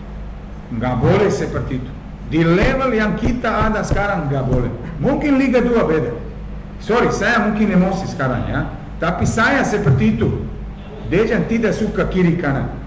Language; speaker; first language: Indonesian; non-native, fluent; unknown